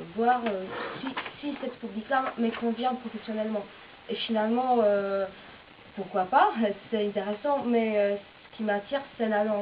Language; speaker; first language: French; non-native, fluent; Polish